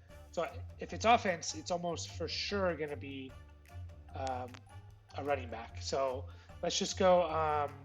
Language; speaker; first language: English; native; English